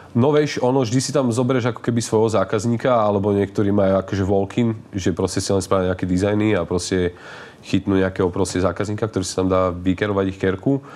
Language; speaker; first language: Slovak; native; Slovak